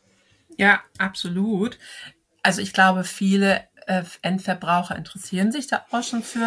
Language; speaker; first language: German; native; German